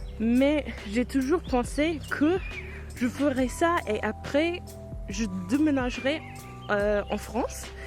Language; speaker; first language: French; non-native, fluent; English